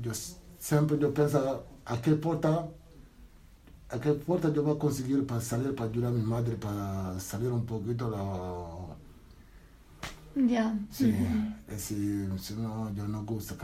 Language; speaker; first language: Spanish; non-native, learner; Wolof